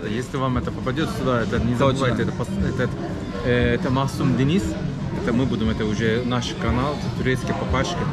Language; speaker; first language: Russian; non-native, learner; Turkish